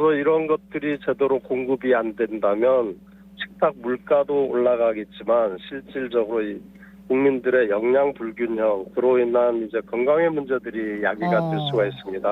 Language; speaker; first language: Korean; native; Korean